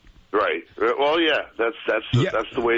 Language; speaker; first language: English; native; English